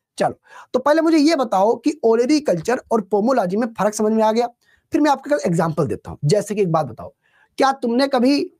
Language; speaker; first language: Hindi; native; Hindi